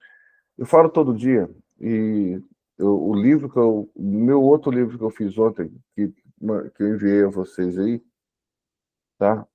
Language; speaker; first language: Portuguese; native; Portuguese